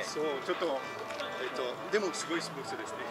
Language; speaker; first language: Japanese; non-native, learner; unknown